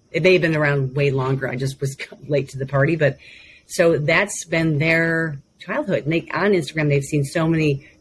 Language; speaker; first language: English; native; English